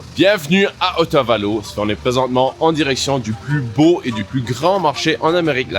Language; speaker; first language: French; native; French